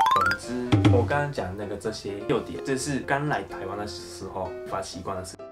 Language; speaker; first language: Chinese; non-native, fluent; Japanese